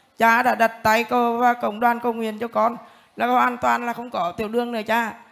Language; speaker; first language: Vietnamese; native; Vietnamese